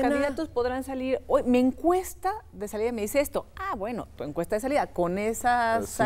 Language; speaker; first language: Spanish; native; Spanish